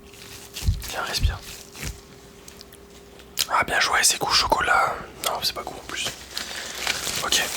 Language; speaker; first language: French; native; French